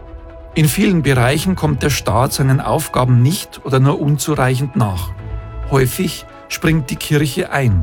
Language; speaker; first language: German; native; German